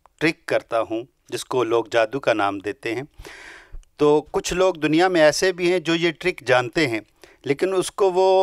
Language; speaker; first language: Urdu; non-native, local second language; Punjabi